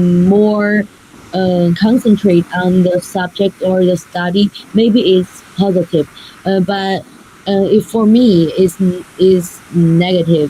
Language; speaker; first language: English; non-native, learner; Chinese